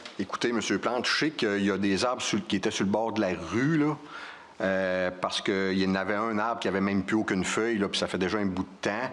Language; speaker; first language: French; native; French